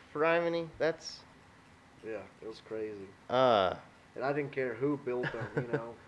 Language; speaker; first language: English; native; English